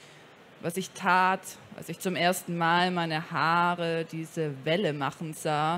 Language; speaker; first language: German; native; German